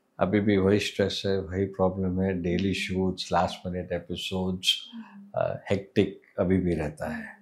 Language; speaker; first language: Hindi; non-native, local second language; English